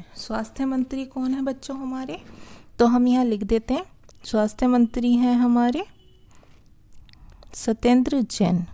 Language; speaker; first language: Hindi; native; Hindi